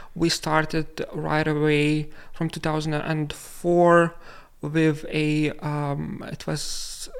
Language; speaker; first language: English; non-native, fluent; Lithuanian